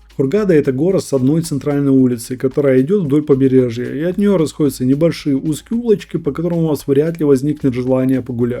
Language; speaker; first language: Russian; native; Russian